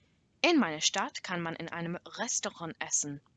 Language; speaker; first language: German; non-native, learner; English